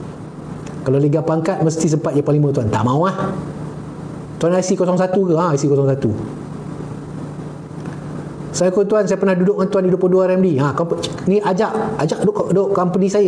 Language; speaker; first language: Malay; native; Malay